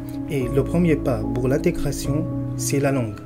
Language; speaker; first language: French; non-native, fluent; Arabic